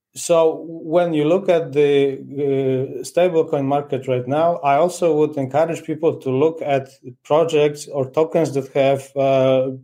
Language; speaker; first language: English; non-native, fluent; Polish